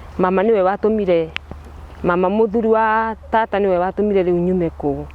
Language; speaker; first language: Kikuyu; non-native, local second language; Turkish